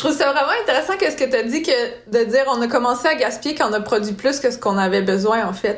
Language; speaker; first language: French; native; French